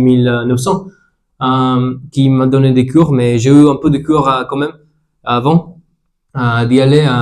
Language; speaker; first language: French; non-native, fluent; English